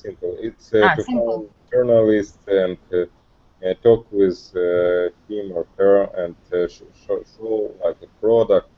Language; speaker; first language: English; non-native, learner; Russian